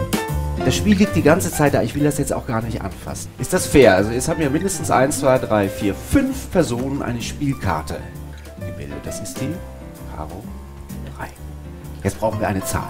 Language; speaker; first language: German; native; German